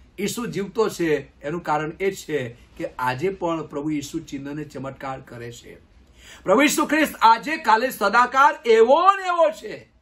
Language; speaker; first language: Gujarati; non-native, local second language; Gamit